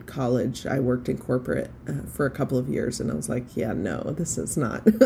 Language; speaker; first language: English; native; English